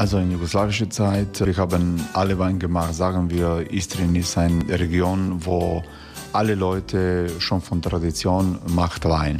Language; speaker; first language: German; non-native, fluent; Croatian